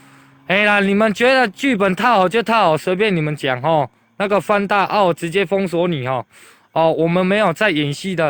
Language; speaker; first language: Chinese; native; Chinese